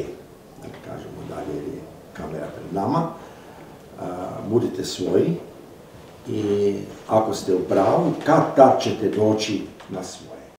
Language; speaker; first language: Croatian; native; Croatian